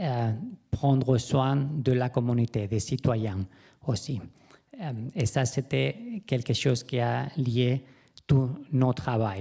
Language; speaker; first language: French; non-native, fluent; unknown